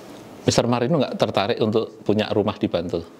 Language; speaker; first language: Indonesian; native; Indonesian